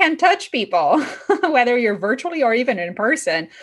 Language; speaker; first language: English; non-native, fluent; Portuguese